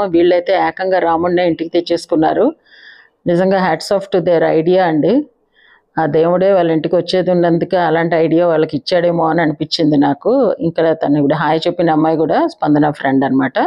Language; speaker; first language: Telugu; native; Telugu